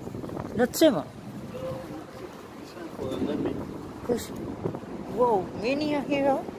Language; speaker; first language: English; non-native, learner; Filipino